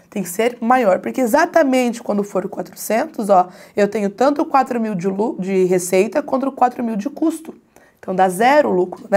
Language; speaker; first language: Portuguese; native; Portuguese